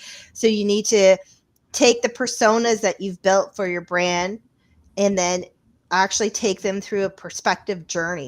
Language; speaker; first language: English; native; English